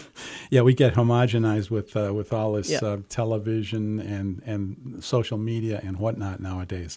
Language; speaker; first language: English; native; English